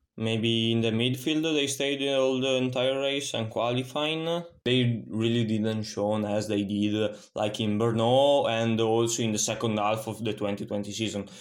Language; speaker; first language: English; non-native, fluent; Italian